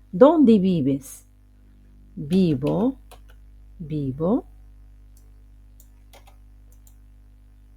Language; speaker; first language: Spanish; non-native, fluent; Arabic